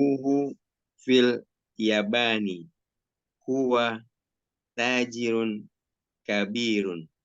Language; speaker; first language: Arabic; non-native, learner; Indonesian